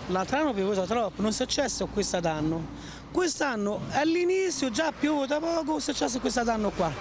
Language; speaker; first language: Italian; non-native, learner; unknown